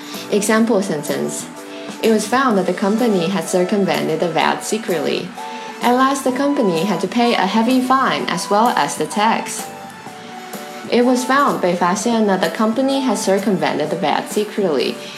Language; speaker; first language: English; non-native, fluent; Chinese